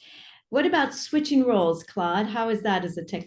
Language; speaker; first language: English; native; English